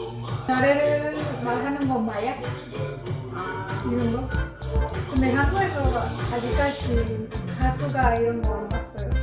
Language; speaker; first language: Korean; non-native, learner; Spanish